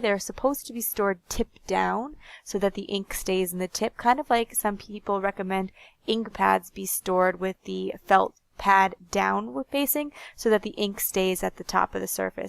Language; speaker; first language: English; native; English